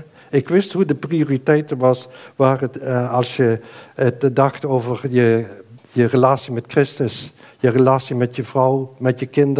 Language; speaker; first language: Dutch; native; Dutch